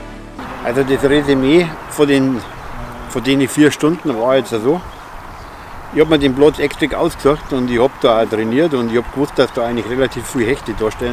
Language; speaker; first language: German; native; German